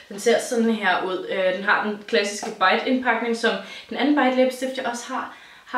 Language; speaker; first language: Danish; native; Danish